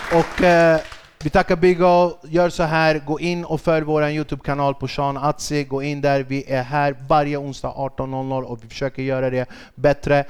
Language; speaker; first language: Swedish; early bilingual, other home language; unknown